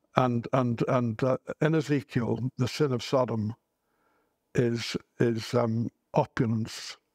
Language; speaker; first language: English; native; English